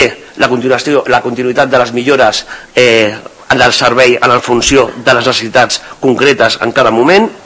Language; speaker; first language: Catalan; native; Catalan